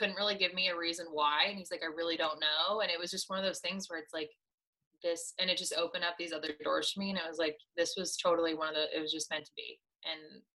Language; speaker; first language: English; native; English